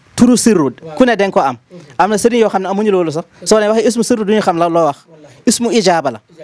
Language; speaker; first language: Wolof; non-native, local second language; Fula